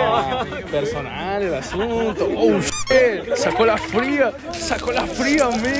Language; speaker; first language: Spanish; native; Spanish